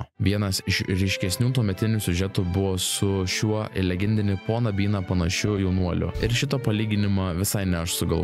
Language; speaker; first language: Lithuanian; native; Lithuanian